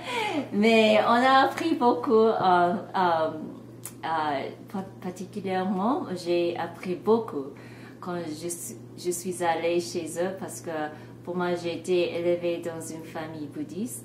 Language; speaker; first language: French; non-native, fluent; English